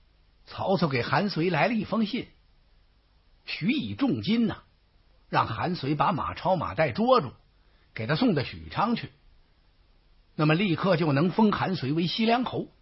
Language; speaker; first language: Chinese; native; Chinese